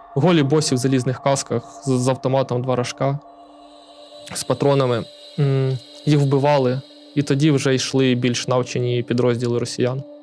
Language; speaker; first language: Ukrainian; native; Ukrainian